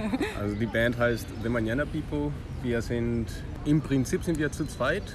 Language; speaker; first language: German; non-native, fluent; Spanish